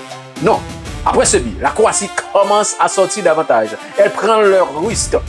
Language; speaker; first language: French; non-native, local second language; Haitian Creole